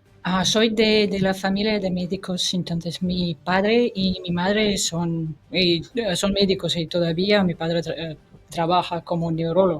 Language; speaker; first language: Spanish; non-native, fluent; Russian